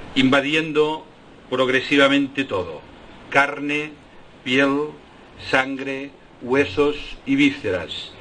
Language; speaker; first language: Spanish; non-native, local second language; Catalan